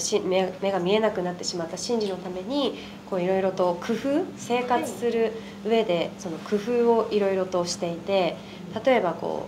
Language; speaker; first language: Japanese; native; Japanese